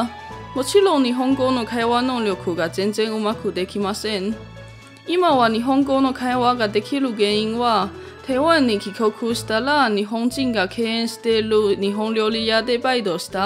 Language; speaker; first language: Japanese; non-native, learner; Chinese